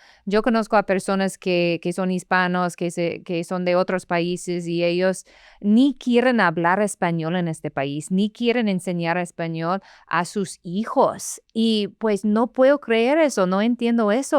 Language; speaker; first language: Spanish; non-native, fluent; English